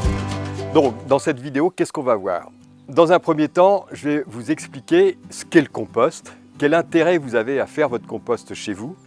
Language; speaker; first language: French; native; French